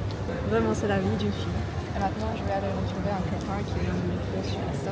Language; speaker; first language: French; non-native, fluent; Turkish